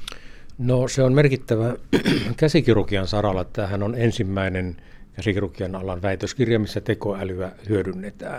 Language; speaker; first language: Finnish; native; Finnish